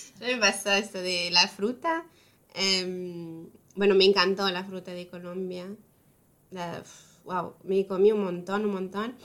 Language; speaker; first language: Spanish; non-native, fluent; French